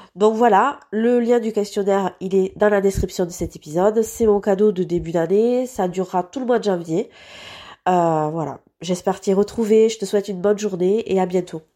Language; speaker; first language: French; native; French